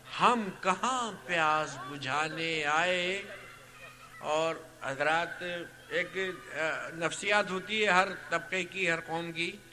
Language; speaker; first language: Urdu; native; Urdu